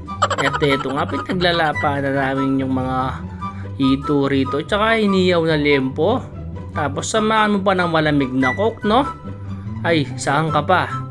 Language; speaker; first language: Filipino; non-native, local second language; Pampanga